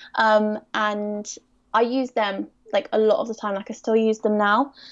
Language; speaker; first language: English; native; English